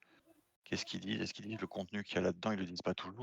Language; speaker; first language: French; native; French